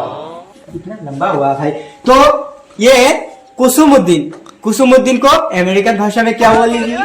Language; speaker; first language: Hindi; non-native, local second language; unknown